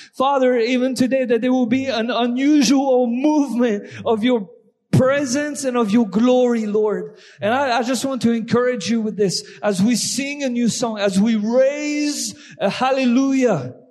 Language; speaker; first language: English; non-native, fluent; French